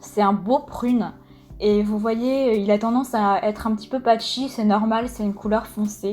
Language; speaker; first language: French; native; French